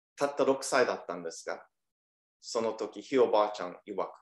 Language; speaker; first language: Japanese; early bilingual, heritage; Japanese